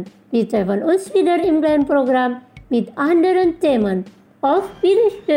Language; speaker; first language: German; non-native, learner; Indonesian